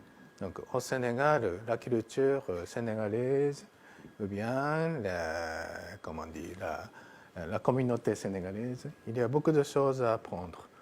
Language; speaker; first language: French; non-native, fluent; Japanese